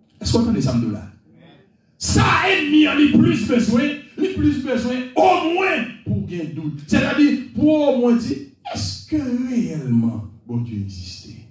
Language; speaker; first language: French; non-native, local second language; Haitian Creole